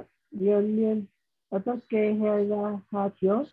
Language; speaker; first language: Korean; non-native, learner; Vietnamese